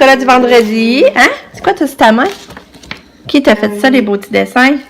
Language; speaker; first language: French; native; French